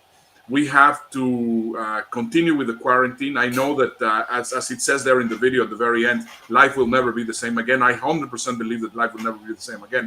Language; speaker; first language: English; non-native, fluent; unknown